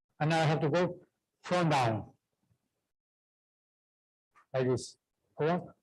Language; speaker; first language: English; non-native, fluent; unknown